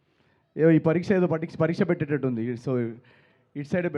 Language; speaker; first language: Telugu; native; Telugu